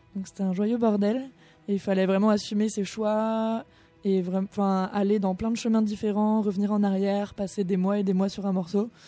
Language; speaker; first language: French; native; French